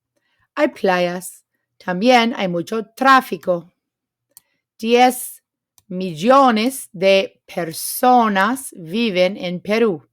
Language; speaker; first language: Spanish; non-native, fluent; English